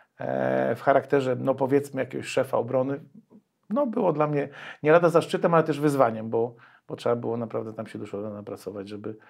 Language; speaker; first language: Polish; native; Polish